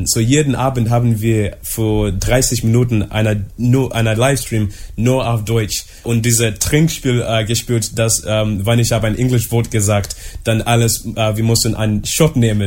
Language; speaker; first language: German; non-native, learner; English